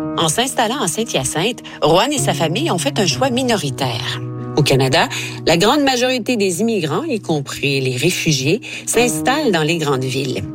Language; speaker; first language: French; native; French